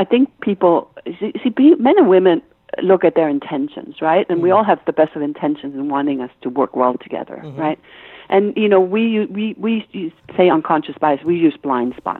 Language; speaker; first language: English; non-native, fluent; Danish